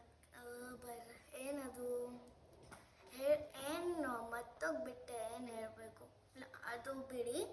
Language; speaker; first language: Kannada; non-native, local second language; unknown